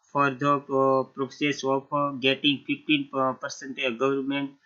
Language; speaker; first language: English; non-native, local second language; Gujarati